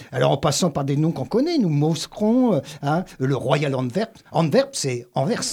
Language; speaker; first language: French; native; French